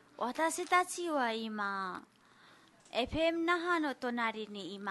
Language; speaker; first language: Japanese; non-native, learner; Nepali